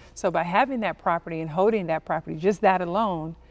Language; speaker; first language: English; native; English